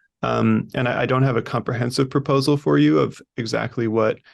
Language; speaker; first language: English; native; English